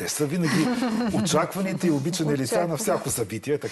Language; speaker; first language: Bulgarian; native; Bulgarian